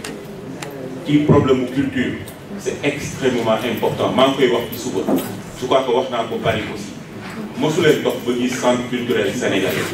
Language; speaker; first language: French; non-native, local second language; Wolof